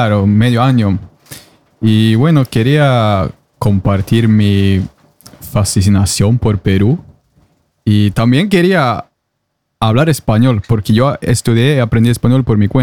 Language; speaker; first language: Spanish; non-native, fluent; Norwegian